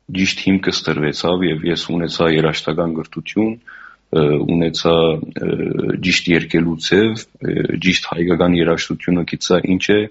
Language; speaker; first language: Armenian; native; Armenian